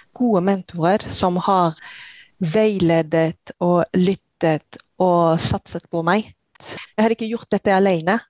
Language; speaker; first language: Norwegian; non-native, fluent; French